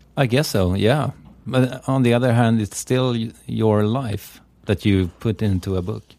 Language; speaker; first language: English; non-native, fluent; Swedish